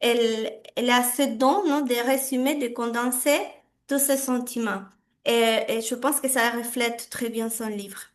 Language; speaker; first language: French; non-native, fluent; Spanish